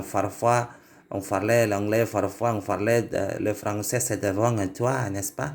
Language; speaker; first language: French; non-native, learner; Indonesian